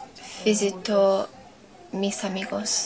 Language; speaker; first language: Spanish; non-native, learner; English